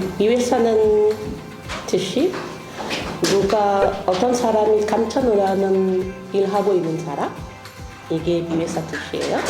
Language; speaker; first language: Korean; non-native, learner; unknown